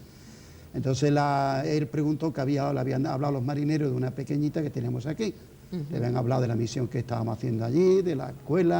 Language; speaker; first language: Spanish; native; Spanish